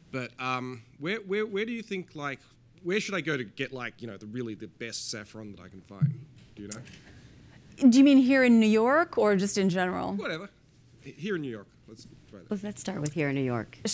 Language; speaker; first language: English; native; English